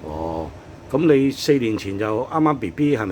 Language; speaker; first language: Cantonese; native; Cantonese